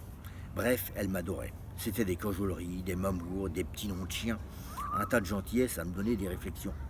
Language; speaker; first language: French; native; French